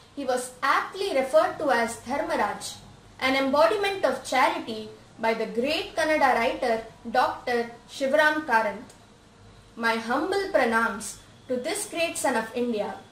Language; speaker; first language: English; non-native, local second language; Konkani